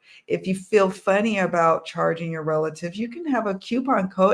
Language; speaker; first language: English; native; English